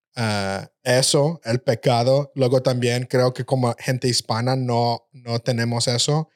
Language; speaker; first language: Spanish; early bilingual, heritage; Spanish